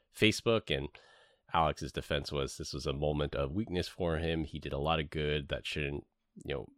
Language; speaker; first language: English; native; English